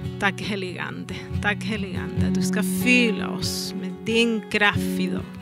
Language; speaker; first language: Swedish; non-native, learner; Spanish